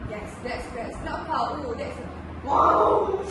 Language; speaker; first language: English; non-native, learner; Malay